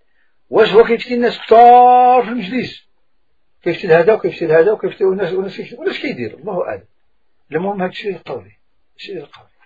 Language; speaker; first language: Arabic; native; Arabic